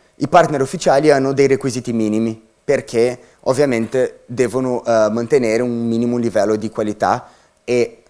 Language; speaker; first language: Italian; non-native, fluent; Portuguese